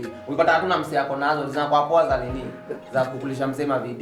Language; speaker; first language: Swahili; native; Swahili